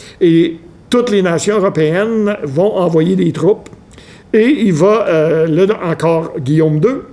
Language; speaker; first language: French; native; French